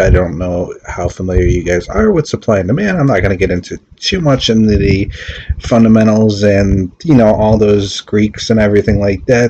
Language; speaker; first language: English; native; English